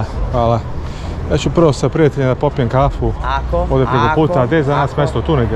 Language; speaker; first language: Croatian; native; Croatian